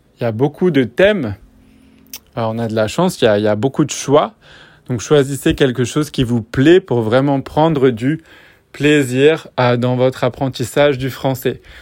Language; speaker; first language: French; native; French